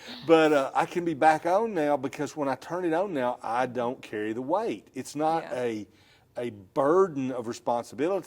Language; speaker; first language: English; native; English